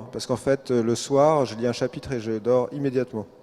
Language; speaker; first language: French; native; French